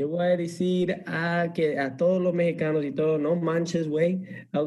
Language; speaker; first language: Spanish; early bilingual, heritage; English